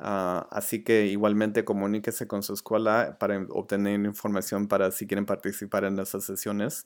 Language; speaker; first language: Spanish; early bilingual, other home language; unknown